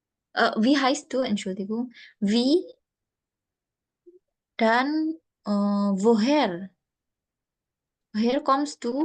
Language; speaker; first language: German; non-native, fluent; Indonesian